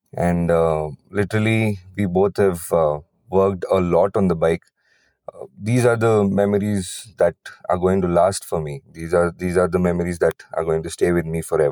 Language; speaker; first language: English; non-native, local second language; Kannada